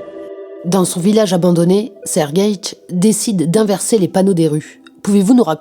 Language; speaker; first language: French; native; French